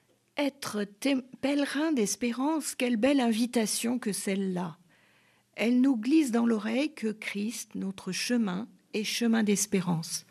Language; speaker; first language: French; native; French